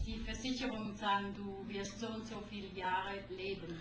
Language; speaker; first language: German; non-native, fluent; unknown